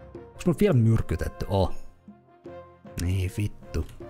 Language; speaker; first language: Finnish; native; Finnish